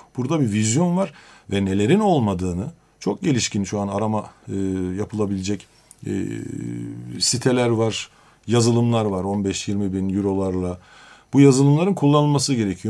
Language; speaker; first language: Turkish; native; Turkish